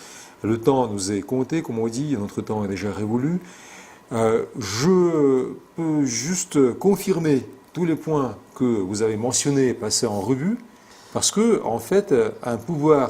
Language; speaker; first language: French; non-native, fluent; Russian